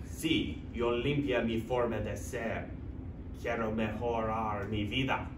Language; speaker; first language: Spanish; non-native, learner; English